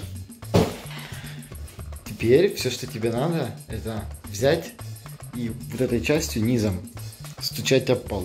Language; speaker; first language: Russian; native; Russian